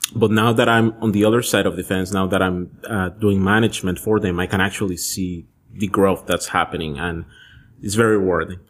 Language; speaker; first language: English; early bilingual, other home language; Spanish